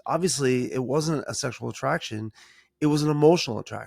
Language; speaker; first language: English; native; English